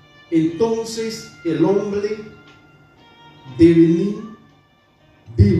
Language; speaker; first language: Spanish; non-native, fluent; Haitian Creole